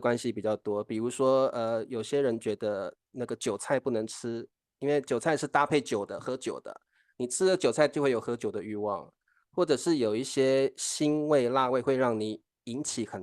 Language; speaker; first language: Chinese; native; Chinese